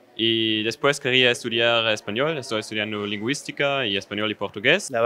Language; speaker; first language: Spanish; non-native, fluent; German